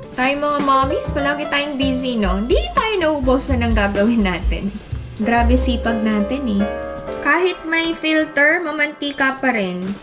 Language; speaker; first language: Filipino; native; Filipino